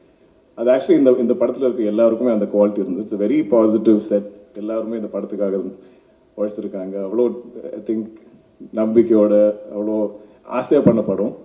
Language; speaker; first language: Tamil; non-native, local second language; Malayalam